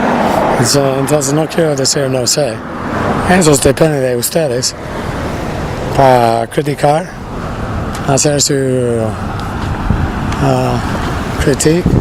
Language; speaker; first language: Spanish; non-native, learner; English